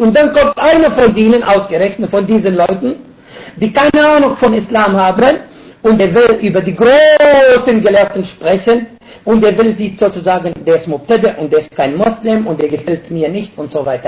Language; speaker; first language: German; non-native, fluent; Arabic